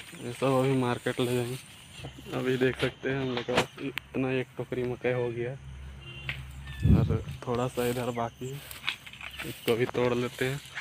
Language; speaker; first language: Hindi; native; Hindi